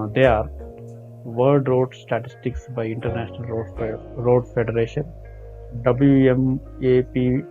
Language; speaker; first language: English; non-native, local second language; Kannada